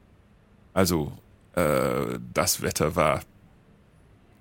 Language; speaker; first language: German; non-native, learner; English